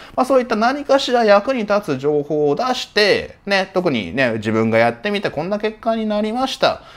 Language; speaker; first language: Japanese; native; Japanese